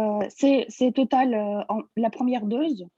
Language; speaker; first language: French; non-native, fluent; Russian